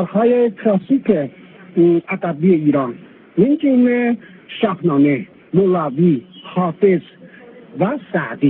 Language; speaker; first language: Persian; non-native, fluent; Chinese